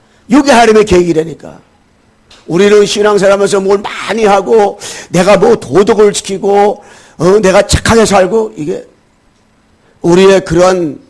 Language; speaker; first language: Korean; native; Korean